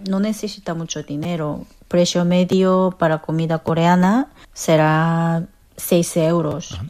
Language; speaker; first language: Spanish; non-native, fluent; Korean